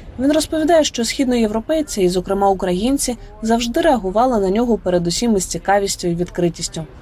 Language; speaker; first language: Ukrainian; native; Ukrainian